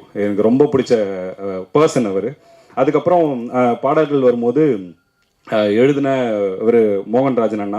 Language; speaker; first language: Tamil; native; Tamil